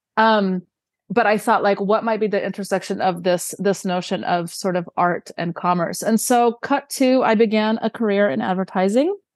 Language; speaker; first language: English; early bilingual, other home language; Romanian